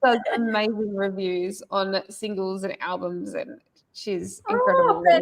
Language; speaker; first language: English; native; English